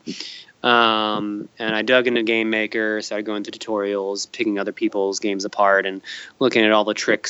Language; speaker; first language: English; native; English